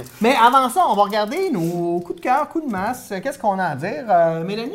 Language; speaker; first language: French; native; French